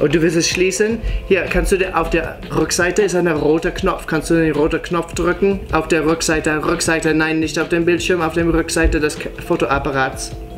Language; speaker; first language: German; non-native, learner; English